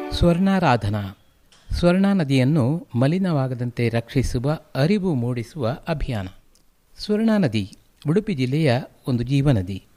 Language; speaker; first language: Kannada; native; Kannada